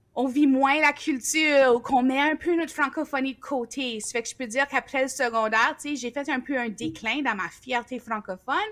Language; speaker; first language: French; native; French